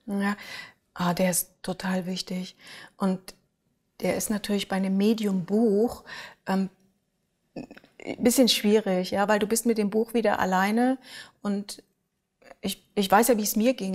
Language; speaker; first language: German; native; German